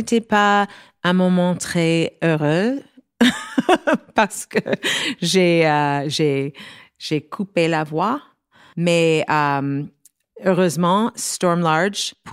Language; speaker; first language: French; non-native, fluent; English